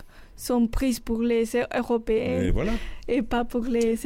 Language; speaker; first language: French; non-native, learner; Spanish